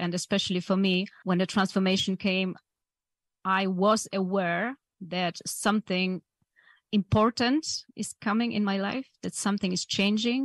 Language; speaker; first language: English; non-native, fluent; Polish